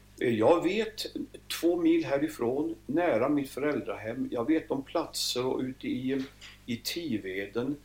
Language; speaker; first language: Swedish; native; Swedish